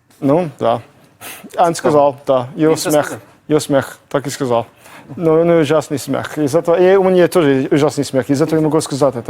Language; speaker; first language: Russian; non-native, fluent; English